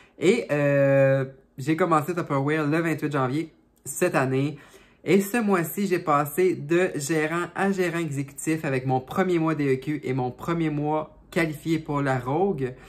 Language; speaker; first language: French; native; French